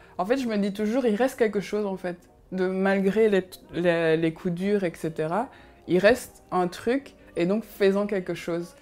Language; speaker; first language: French; early bilingual, other home language; Kinyarwanda